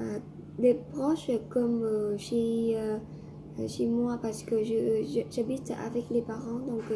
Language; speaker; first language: French; non-native, learner; Vietnamese